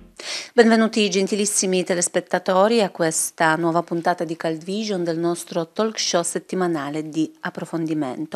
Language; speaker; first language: Italian; native; Italian